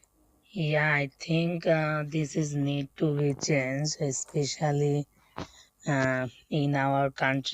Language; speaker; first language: English; non-native, learner; Bangla